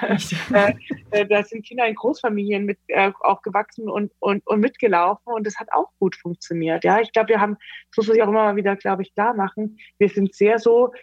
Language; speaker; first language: German; native; German